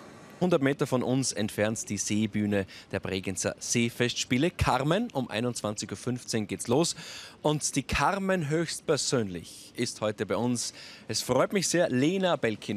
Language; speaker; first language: German; native; German